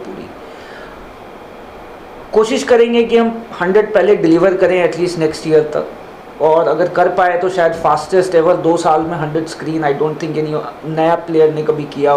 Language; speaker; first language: Hindi; native; Hindi